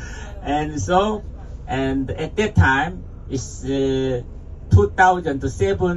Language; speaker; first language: English; non-native, fluent; Korean